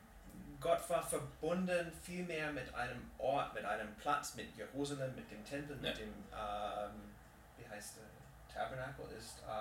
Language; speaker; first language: German; non-native, fluent; English